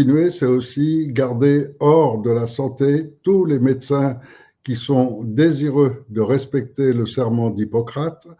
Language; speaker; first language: French; native; French